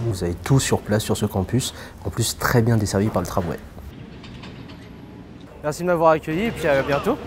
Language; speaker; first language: French; native; French